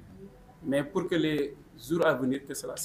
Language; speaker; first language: French; non-native, local second language; Wolof